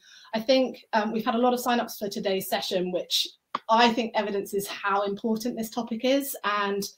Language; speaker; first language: English; native; English